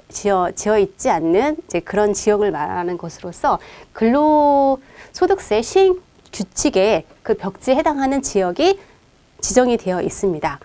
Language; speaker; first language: Korean; native; Korean